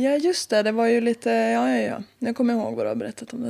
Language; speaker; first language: Swedish; native; Swedish